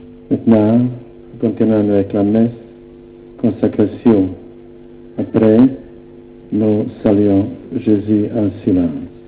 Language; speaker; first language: French; non-native, learner; Croatian